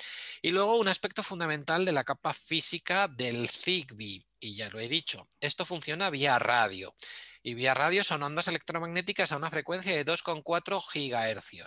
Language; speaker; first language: Spanish; native; Spanish